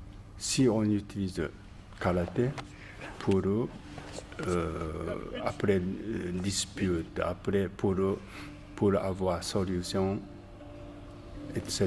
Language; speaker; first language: French; non-native, learner; Japanese